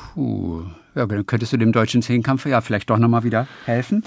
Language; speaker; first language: German; native; German